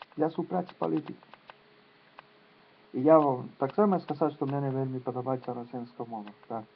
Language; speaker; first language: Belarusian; non-native, learner; Spanish